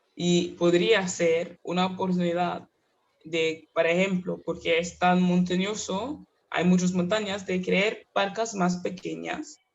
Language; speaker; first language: Spanish; non-native, fluent; Kinyarwanda